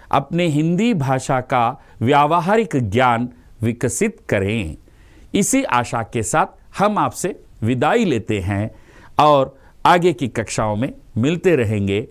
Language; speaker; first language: Hindi; non-native, local second language; Telugu